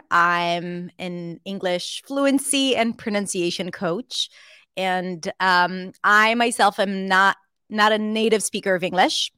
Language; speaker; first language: English; non-native, fluent; Hebrew